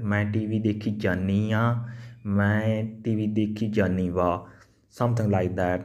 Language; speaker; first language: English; non-native, local second language; Punjabi